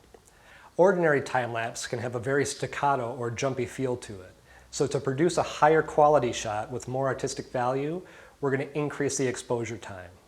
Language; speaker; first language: English; native; English